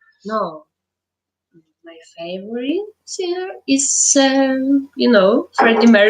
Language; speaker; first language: English; non-native, learner; Ukrainian